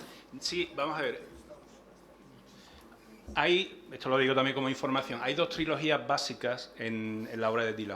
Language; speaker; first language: Spanish; native; Spanish